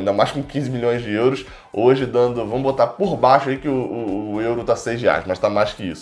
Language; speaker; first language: Portuguese; native; Portuguese